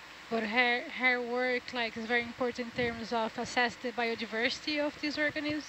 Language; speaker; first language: English; non-native, fluent; Portuguese